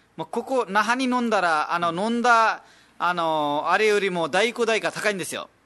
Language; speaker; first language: Japanese; non-native, fluent; Nepali